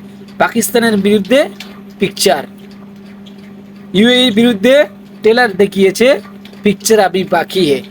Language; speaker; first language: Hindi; non-native, local second language; Bangla